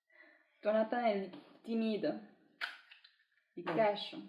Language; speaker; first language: French; non-native, fluent; Chinese